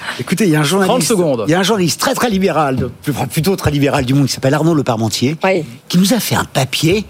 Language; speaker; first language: French; native; French